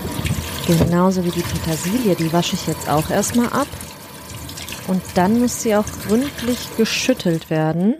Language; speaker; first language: German; native; German